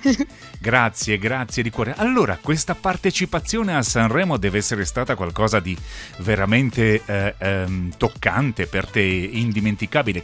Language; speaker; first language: Italian; native; Italian